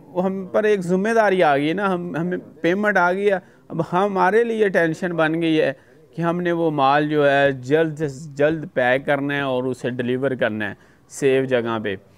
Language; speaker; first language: Urdu; non-native, local second language; Punjabi